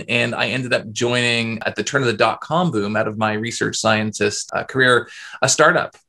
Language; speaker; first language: English; native; English